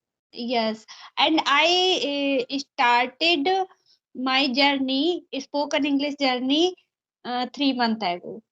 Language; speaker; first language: English; non-native, learner; Hindi